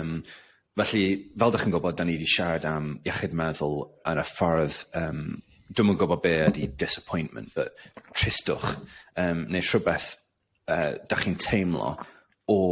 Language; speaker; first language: Welsh; non-native, local second language; English